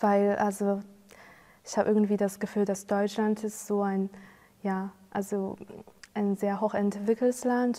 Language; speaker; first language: German; non-native, fluent; Chinese